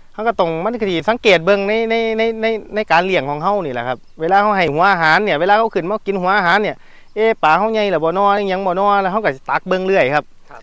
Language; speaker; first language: Thai; native; Thai